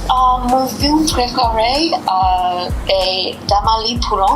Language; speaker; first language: French; non-native, learner; English